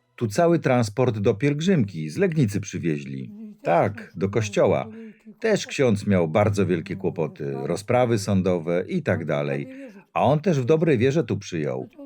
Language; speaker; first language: Polish; early bilingual, other home language; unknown